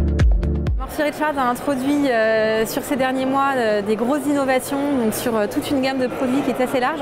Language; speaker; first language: French; native; French